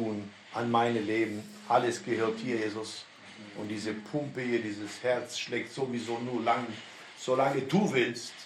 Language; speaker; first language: German; non-native, fluent; Romanian